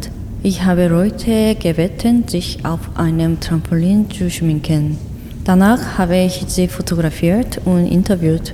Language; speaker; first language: German; non-native, learner; Korean